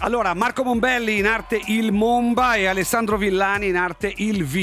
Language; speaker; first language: Italian; native; Italian